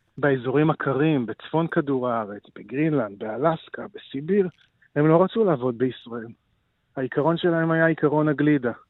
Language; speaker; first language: Hebrew; native; Hebrew